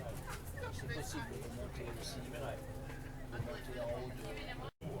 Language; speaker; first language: French; native; French